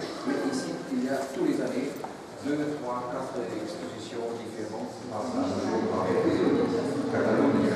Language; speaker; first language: French; non-native, fluent; Portuguese